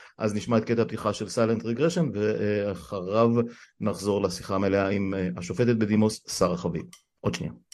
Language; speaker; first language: Hebrew; native; Hebrew